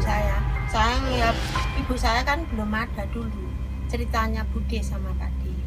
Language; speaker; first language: Indonesian; non-native, local second language; Javanese